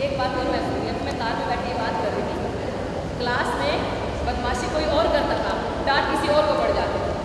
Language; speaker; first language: Hindi; native; Hindi